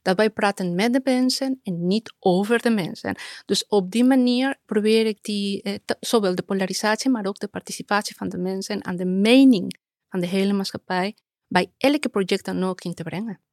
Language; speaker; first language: Dutch; non-native, fluent; Spanish